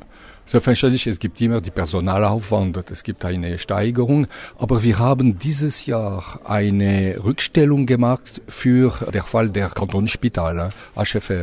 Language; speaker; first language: German; non-native, local second language; French